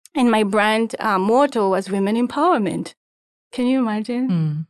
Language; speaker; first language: English; non-native, local second language; Shona